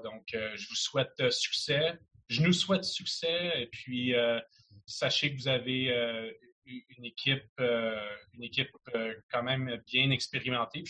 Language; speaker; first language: French; native; French